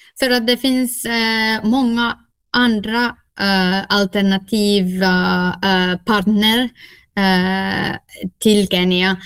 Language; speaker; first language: Swedish; non-native, local second language; Finnish